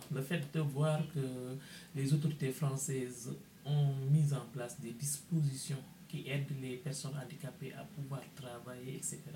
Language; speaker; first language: French; non-native, local second language; Wolof